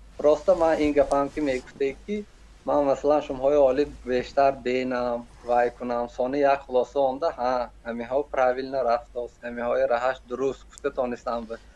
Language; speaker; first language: Tajik; non-native, local second language; Uzbek